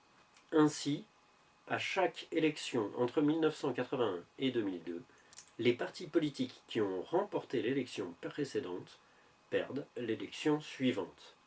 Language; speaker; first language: French; native; French